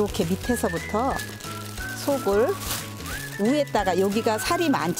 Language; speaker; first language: Korean; native; Korean